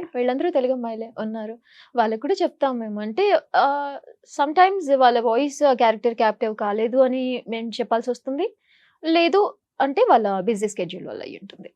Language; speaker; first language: Telugu; native; Telugu